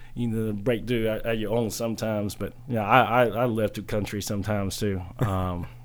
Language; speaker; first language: English; early bilingual, other home language; Chinese